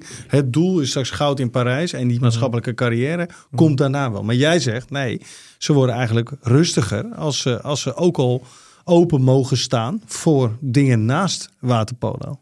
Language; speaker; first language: Dutch; native; Dutch